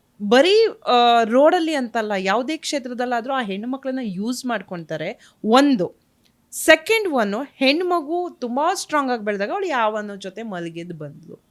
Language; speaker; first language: Kannada; native; Kannada